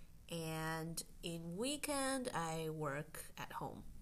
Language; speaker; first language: English; non-native, fluent; Chinese